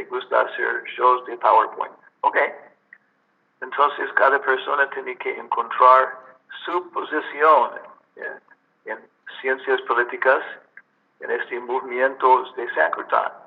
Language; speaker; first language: Spanish; non-native, learner; English